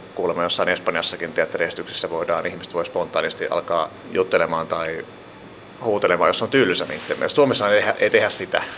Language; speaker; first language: Finnish; native; Finnish